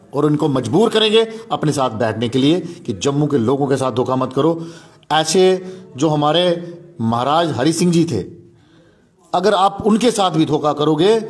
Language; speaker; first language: Hindi; non-native, local second language; Dogri